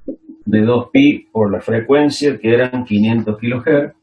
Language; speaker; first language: Spanish; native; Spanish